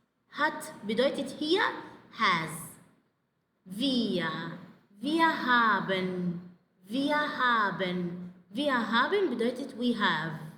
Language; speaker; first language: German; non-native, fluent; Arabic